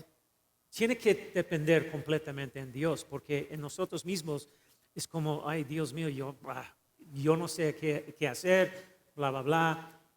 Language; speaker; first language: Spanish; non-native, fluent; English